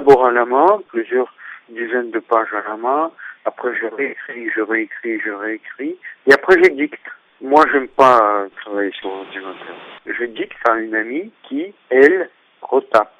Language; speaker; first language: French; non-native, fluent; Russian